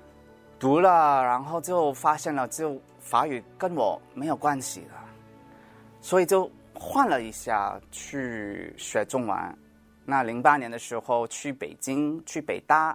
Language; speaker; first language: Chinese; early bilingual, heritage; Cantonese